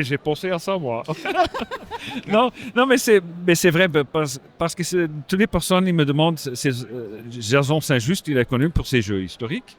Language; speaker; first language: French; non-native, local second language; Dutch